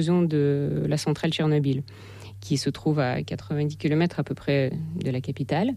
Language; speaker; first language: French; non-native, fluent; Russian